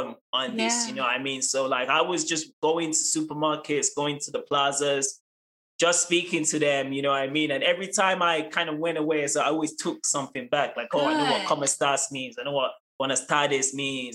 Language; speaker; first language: English; native; English